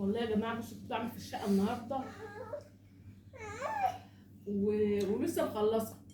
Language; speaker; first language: Arabic; native; Arabic